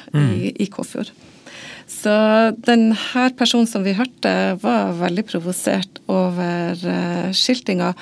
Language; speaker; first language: Norwegian; native; Norwegian